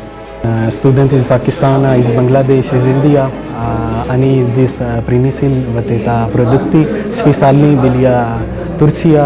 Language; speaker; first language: Russian; non-native, learner; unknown